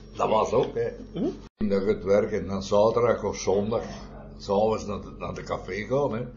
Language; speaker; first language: Dutch; non-native, fluent; Italian